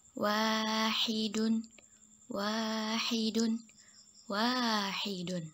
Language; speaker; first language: Arabic; non-native, fluent; Indonesian